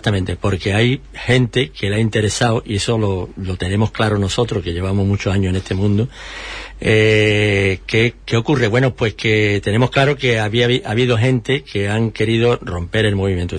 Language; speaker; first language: Spanish; native; Spanish